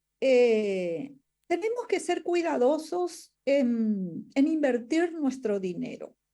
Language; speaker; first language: Spanish; non-native, local second language; Guarani